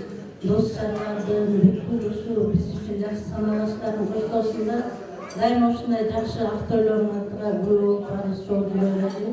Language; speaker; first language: Kyrgyz; native; Kyrgyz